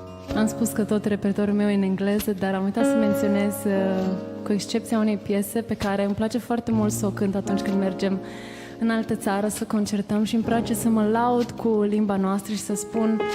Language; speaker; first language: Romanian; native; Romanian